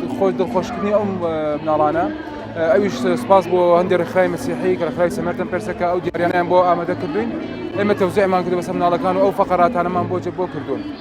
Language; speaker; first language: Central Kurdish; non-native, local second language; Assyrian Neo-Aramaic